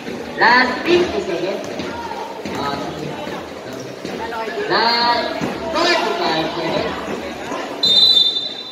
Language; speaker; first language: English; non-native, local second language; Filipino